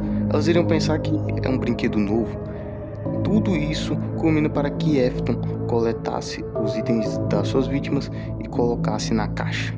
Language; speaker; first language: Portuguese; native; Portuguese